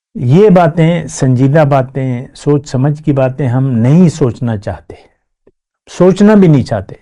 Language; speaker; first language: Urdu; non-native, local second language; Pashto